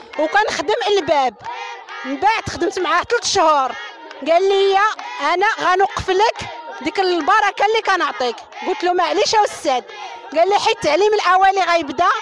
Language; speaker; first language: Arabic; native; Arabic